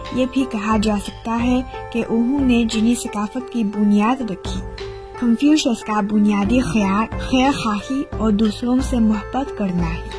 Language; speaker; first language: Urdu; non-native, fluent; Chinese